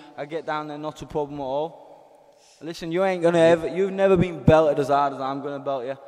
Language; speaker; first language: English; native; English